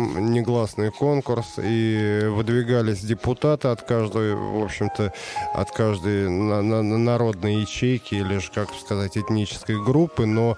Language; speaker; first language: Russian; native; Russian